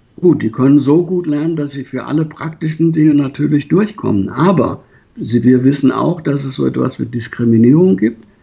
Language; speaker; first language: German; native; German